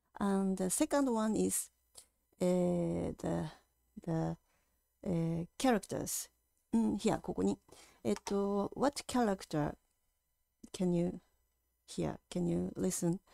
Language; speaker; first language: English; non-native, fluent; Japanese